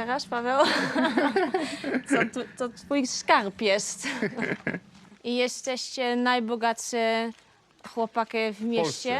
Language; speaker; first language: Polish; early bilingual, heritage; Polish